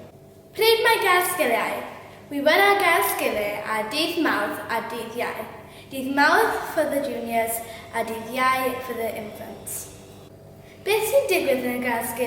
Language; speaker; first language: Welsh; non-native, local second language; English